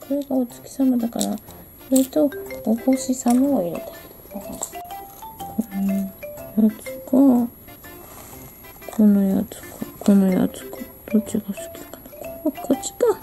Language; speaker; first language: Japanese; native; Japanese